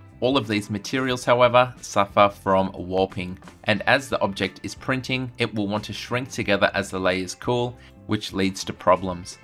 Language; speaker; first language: English; native; English